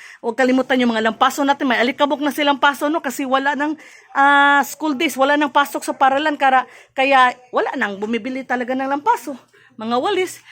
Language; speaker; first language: Filipino; non-native, local second language; Cebuano